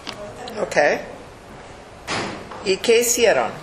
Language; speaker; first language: Spanish; early bilingual, heritage; English